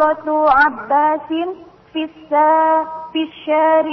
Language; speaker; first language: Arabic; non-native, learner; Indonesian